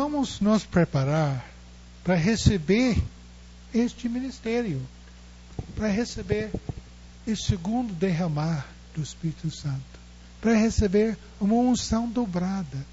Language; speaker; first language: Portuguese; non-native, fluent; English